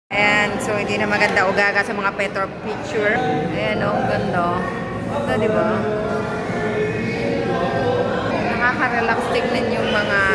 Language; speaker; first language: Filipino; native; Filipino